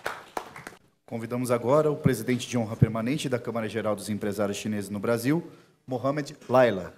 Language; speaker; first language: Portuguese; native; Portuguese